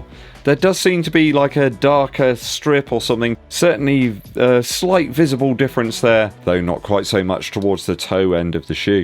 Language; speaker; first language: English; native; English